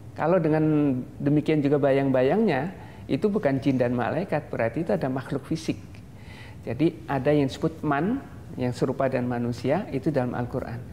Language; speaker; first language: Indonesian; native; Indonesian